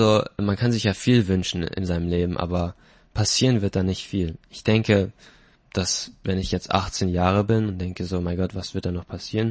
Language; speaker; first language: German; native; German